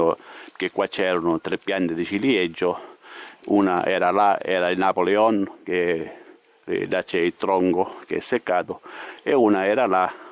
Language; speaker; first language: Italian; native; Italian